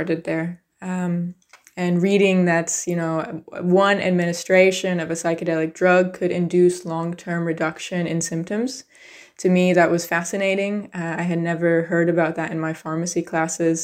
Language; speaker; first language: English; native; English